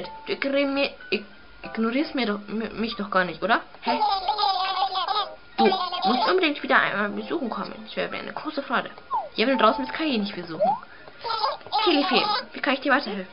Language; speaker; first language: German; native; German